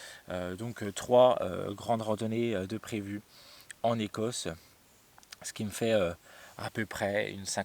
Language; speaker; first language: French; native; French